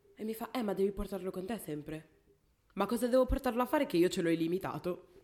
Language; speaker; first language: Italian; non-native, fluent; Spanish